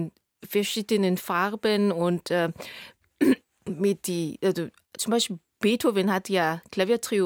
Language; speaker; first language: German; non-native, fluent; Korean